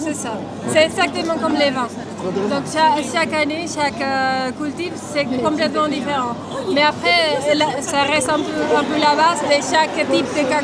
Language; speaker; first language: French; non-native, fluent; Spanish